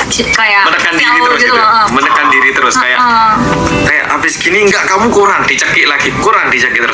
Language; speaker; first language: Indonesian; non-native, fluent; Korean